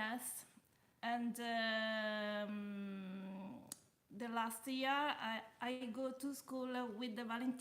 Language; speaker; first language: English; non-native, learner; Italian